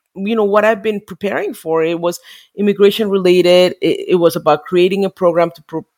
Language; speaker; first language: English; non-native, fluent; Spanish